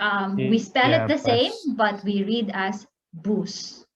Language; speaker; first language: English; non-native, local second language; Filipino